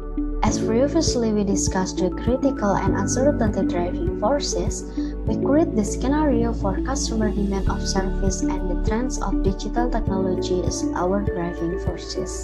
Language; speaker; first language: English; non-native, learner; Indonesian